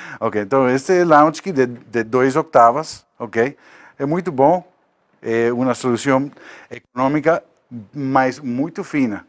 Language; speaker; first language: Portuguese; non-native, learner; Spanish